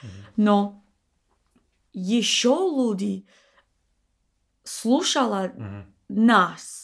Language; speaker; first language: Russian; non-native, learner; English